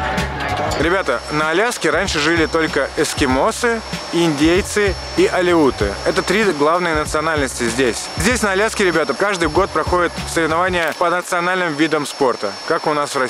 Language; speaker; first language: Russian; native; Russian